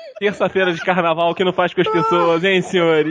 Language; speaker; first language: Portuguese; native; Portuguese